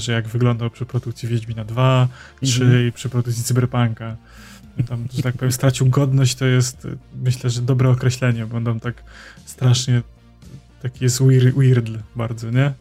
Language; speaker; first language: Polish; native; Polish